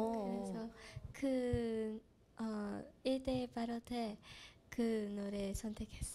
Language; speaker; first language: Korean; non-native, learner; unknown